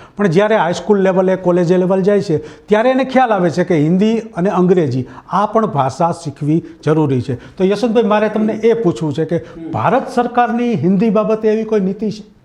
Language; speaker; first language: Gujarati; native; Gujarati